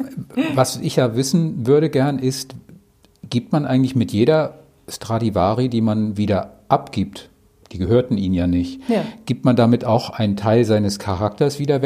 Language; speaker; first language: German; native; German